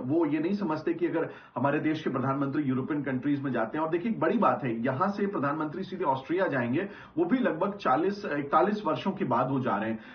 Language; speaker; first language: Hindi; native; Hindi